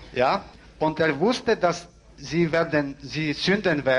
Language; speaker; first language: German; non-native, learner; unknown